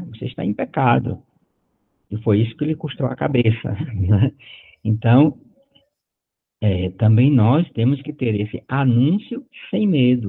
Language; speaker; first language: Portuguese; native; Portuguese